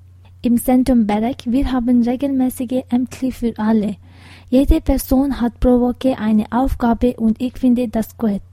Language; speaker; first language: German; non-native, fluent; Tibetan